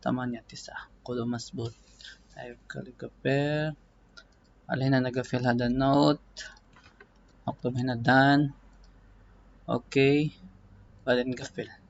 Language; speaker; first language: Arabic; non-native, learner; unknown